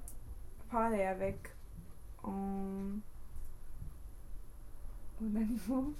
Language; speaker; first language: French; non-native, learner; English